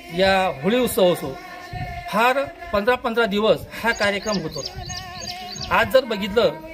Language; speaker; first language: Marathi; non-native, local second language; Lambadi